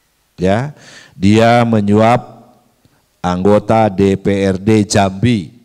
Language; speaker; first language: Indonesian; native; Indonesian